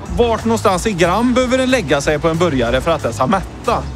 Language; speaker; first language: Swedish; native; Swedish